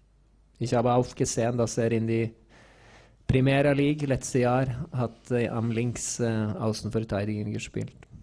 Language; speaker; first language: German; non-native, learner; Norwegian